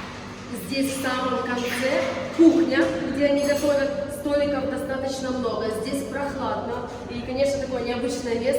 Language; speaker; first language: Russian; native; Russian